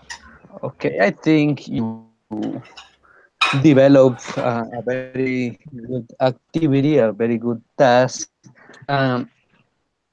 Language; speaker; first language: English; non-native, fluent; Spanish